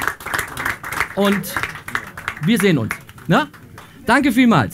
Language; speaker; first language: German; native; German